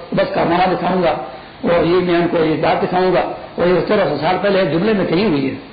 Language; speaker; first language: Urdu; non-native, local second language; Pashto